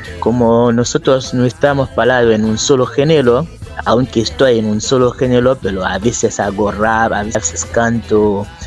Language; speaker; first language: Spanish; non-native, fluent; Haitian Creole